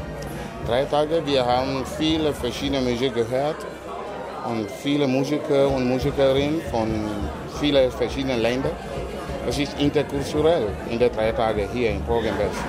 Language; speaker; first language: German; non-native, learner; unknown